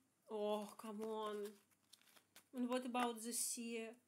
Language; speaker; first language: English; non-native, learner; Russian